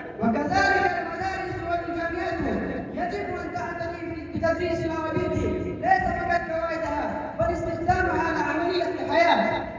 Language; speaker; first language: Arabic; non-native, fluent; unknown